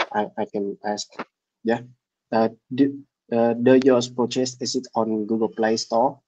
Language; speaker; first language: English; non-native, learner; Vietnamese